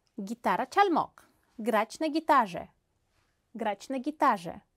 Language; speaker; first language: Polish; non-native, fluent; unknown